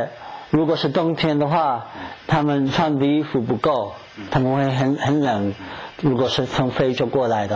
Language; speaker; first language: Chinese; non-native, fluent; English